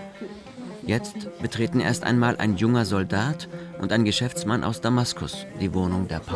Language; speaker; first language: German; native; German